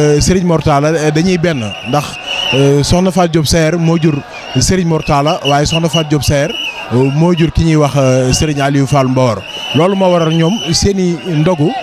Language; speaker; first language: Wolof; native; Wolof